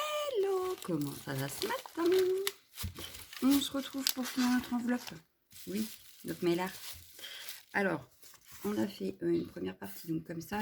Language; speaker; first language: French; native; French